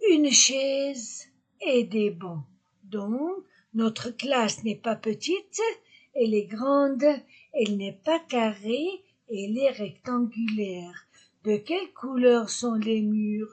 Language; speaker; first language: French; non-native, fluent; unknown